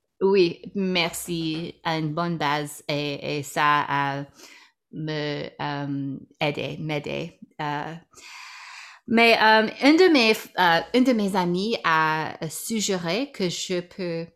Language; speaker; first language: French; non-native, learner; English